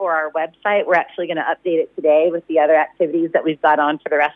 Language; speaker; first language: English; native; English